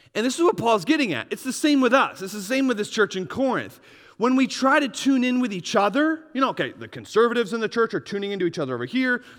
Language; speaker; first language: English; native; English